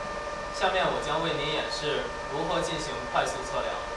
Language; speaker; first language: Chinese; native; Chinese